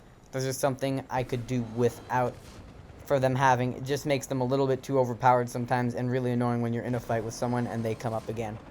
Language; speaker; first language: English; native; English